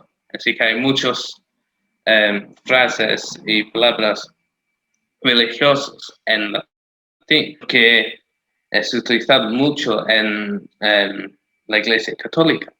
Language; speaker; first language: Spanish; non-native, fluent; English